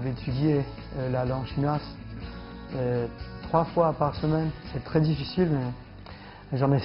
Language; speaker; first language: French; non-native, fluent; Spanish